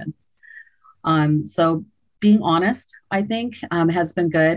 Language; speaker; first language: English; native; English